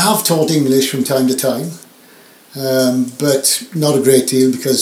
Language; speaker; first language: English; native; English